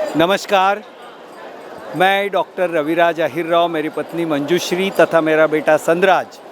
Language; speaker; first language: Hindi; non-native, local second language; Marathi